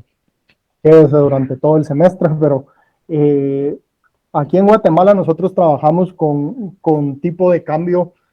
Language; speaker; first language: Spanish; native; Spanish